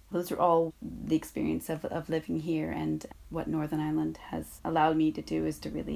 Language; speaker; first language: English; native; English